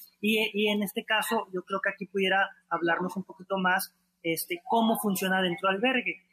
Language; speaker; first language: Spanish; native; Spanish